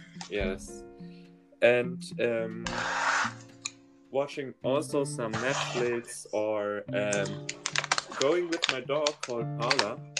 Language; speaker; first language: English; non-native, learner; German